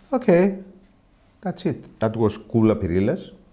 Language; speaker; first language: English; non-native, fluent; Greek